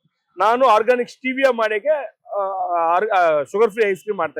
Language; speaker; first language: Kannada; non-native, learner; Telugu